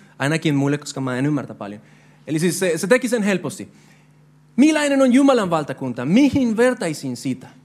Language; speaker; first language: Finnish; non-native, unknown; Spanish